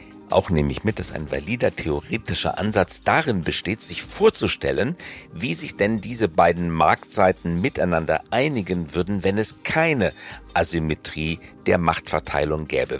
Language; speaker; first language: German; native; German